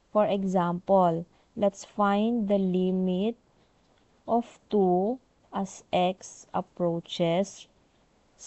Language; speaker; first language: English; non-native, local second language; Filipino